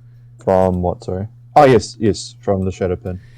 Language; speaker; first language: English; native; English